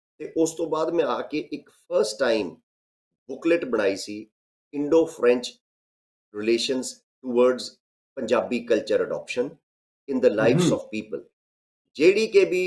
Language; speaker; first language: Punjabi; native; Punjabi